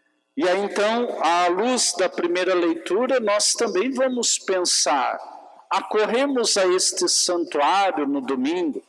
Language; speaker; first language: Portuguese; native; Portuguese